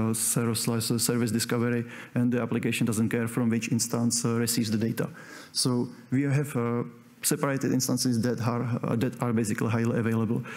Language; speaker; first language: English; non-native, fluent; Czech